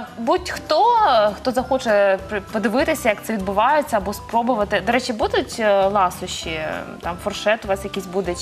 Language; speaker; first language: Ukrainian; native; Ukrainian